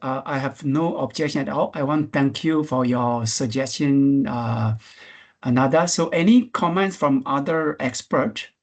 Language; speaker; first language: English; non-native, learner; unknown